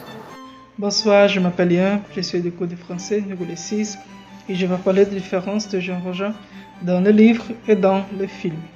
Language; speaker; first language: French; non-native, learner; Portuguese